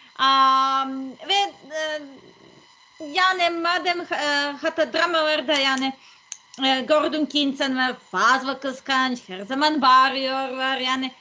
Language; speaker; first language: Turkish; non-native, learner; Serbian